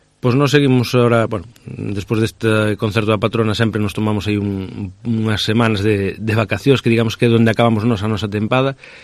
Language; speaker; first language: Galician; non-native, local second language; Spanish